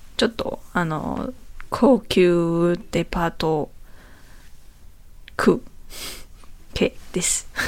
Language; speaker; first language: Japanese; non-native, learner; Chinese